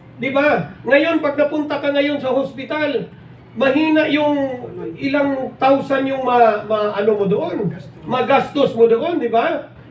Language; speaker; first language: Filipino; non-native, local second language; Cebuano